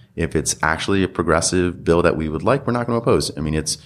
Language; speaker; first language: English; native; English